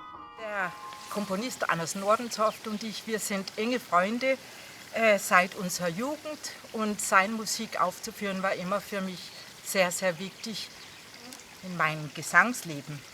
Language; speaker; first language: German; non-native, fluent; Danish